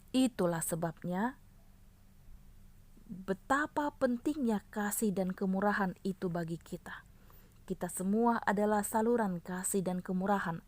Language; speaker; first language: Malay; native; Malay